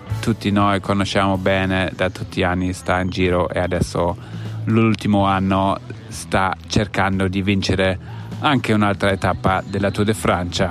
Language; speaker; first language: Italian; non-native, learner; German